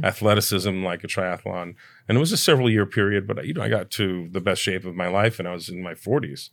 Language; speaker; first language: English; early bilingual, other home language; Italian